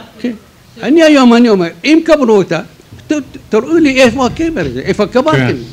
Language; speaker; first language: Hebrew; non-native, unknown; Arabic